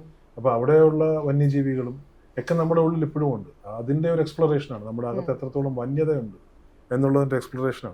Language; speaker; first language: Malayalam; native; Malayalam